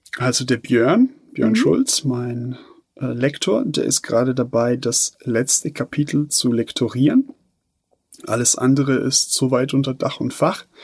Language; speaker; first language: German; non-native, fluent; Bosnian